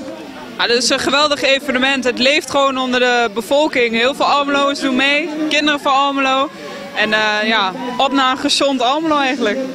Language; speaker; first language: Dutch; native; Dutch